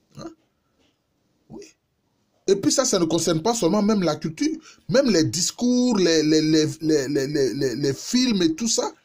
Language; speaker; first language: French; non-native, local second language; Baoulé